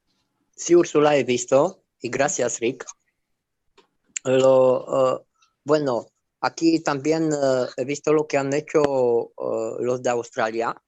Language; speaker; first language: Spanish; non-native, fluent; Romanian